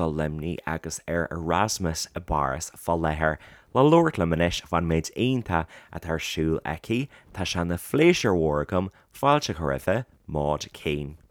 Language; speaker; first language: Irish; native; Irish